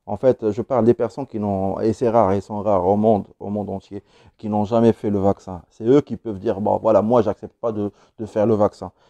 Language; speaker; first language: French; non-native, local second language; Arabic